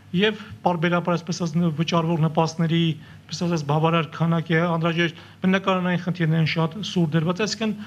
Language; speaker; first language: Armenian; native; Armenian